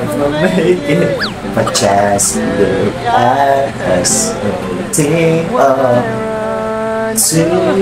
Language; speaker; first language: English; non-native, local second language; Filipino